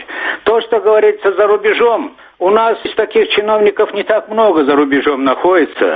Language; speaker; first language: Russian; non-native, local second language; Turkmen